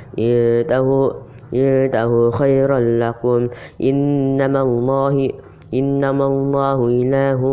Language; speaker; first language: Arabic; non-native, learner; Indonesian